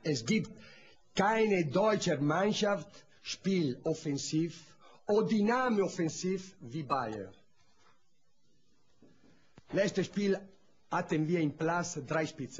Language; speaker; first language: German; non-native, learner; Italian